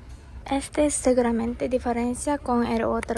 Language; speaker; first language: Spanish; non-native, fluent; Japanese